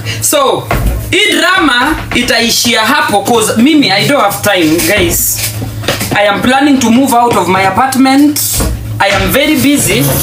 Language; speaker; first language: English; non-native, local second language; Luo (Kenya and Tanzania)